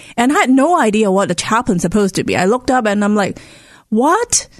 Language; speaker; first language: English; non-native, local second language; Cantonese